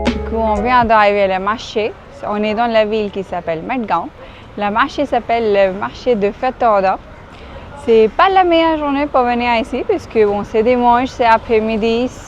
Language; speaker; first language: French; non-native, fluent; Hindi